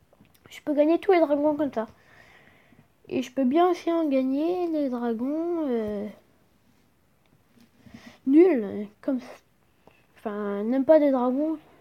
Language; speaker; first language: French; native; French